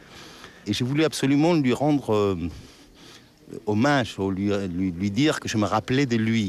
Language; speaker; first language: French; non-native, fluent; Spanish